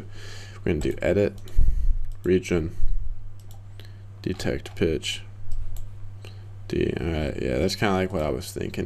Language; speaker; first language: English; native; English